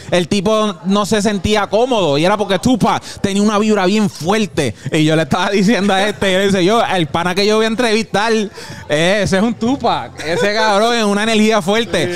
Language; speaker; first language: Spanish; early bilingual, heritage; Spanish